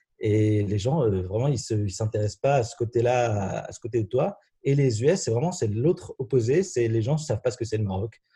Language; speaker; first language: French; non-native, local second language; Arabic